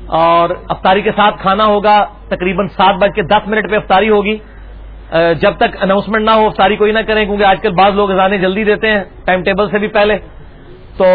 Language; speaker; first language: Urdu; non-native, local second language; Punjabi